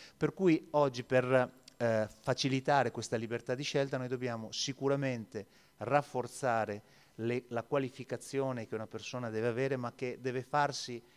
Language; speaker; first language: Italian; native; Italian